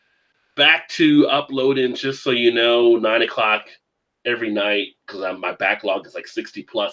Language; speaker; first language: English; native; English